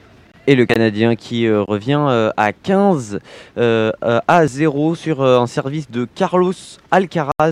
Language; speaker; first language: French; native; French